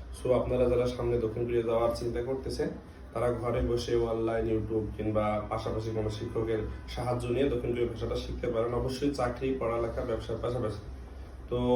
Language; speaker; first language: Bangla; native; Bangla